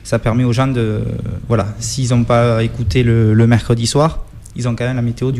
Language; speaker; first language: French; native; French